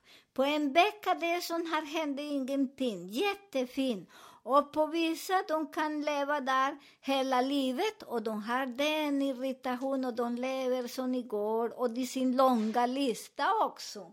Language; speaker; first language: Swedish; non-native, learner; Spanish